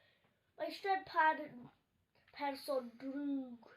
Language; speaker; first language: Welsh; non-native, local second language; English